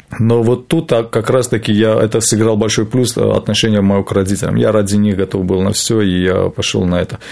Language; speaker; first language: Russian; non-native, local second language; Armenian